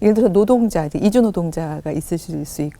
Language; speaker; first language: Korean; native; Korean